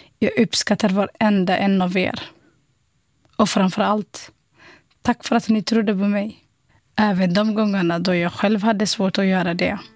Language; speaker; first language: Swedish; non-native, fluent; Somali